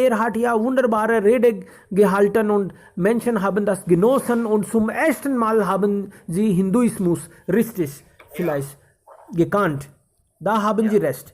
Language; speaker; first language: German; non-native, fluent; Hindi